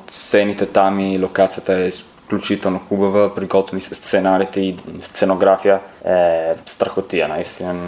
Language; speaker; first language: Bulgarian; non-native, fluent; Italian